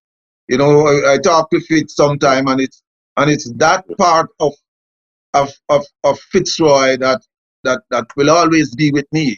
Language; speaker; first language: English; non-native, local second language; Jamaican Creole English